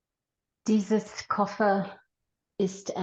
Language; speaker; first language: German; non-native, learner; English